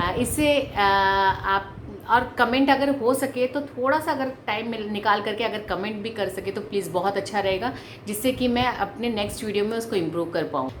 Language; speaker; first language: Hindi; non-native, local second language; Malayalam